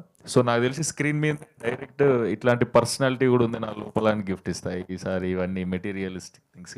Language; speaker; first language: Telugu; native; Telugu